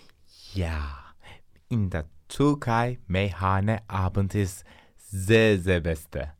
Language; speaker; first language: German; non-native, learner; Turkish